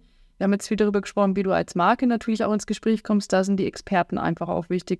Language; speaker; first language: German; native; German